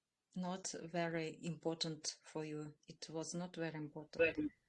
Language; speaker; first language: English; non-native, learner; Russian